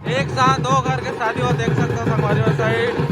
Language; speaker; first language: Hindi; non-native, local second language; Chhattisgarhi